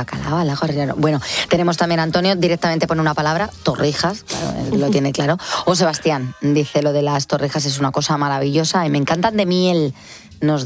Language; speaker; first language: Spanish; native; Spanish